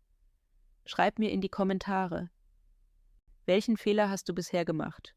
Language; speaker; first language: German; native; German